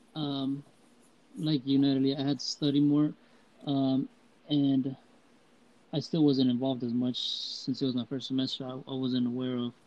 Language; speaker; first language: English; early bilingual, heritage; Spanish